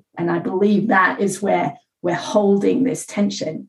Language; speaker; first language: English; native; English